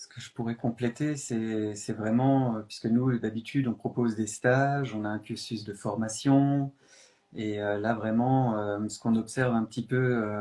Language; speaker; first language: French; native; French